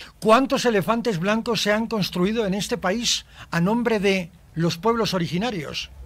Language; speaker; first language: Spanish; native; Spanish